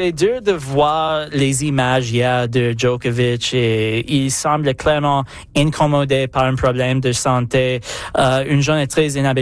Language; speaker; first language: French; native; French